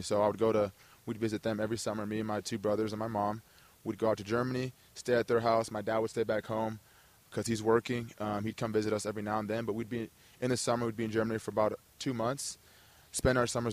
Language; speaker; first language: English; early bilingual, other home language; German